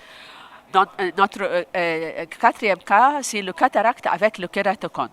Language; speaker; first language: French; non-native, local second language; Arabic